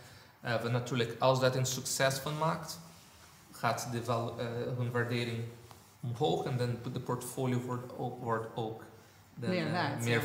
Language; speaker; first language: Dutch; non-native, fluent; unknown